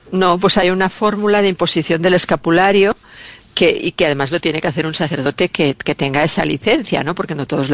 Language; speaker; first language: Spanish; native; Spanish